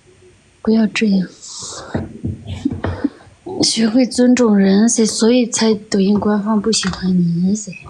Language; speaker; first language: Chinese; non-native, local second language; Tibetan